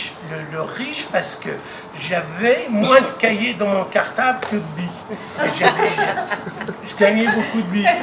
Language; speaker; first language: French; early bilingual, other home language; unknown